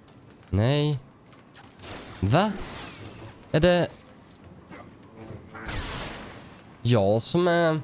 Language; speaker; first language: Swedish; native; Swedish